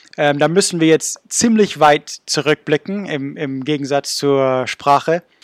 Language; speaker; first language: German; non-native, fluent; English